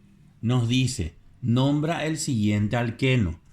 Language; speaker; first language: Spanish; native; Spanish